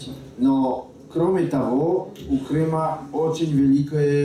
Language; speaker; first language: Polish; non-native, learner; Slovak